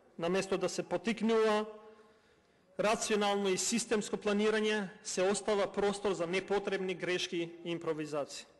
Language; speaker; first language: Macedonian; non-native, local second language; Albanian